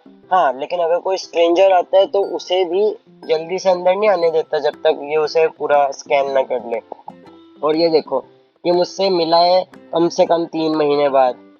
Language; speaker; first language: Hindi; native; Hindi